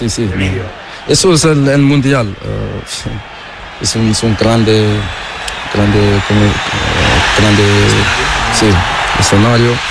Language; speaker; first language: Spanish; non-native, learner; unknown